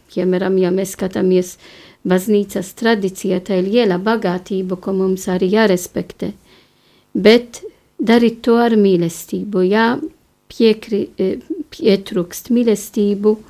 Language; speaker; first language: Latvian; non-native, fluent; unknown